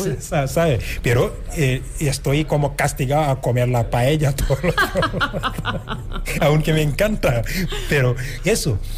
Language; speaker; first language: Spanish; non-native, fluent; Wolof